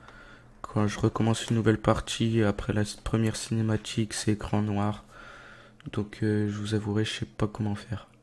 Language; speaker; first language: French; native; French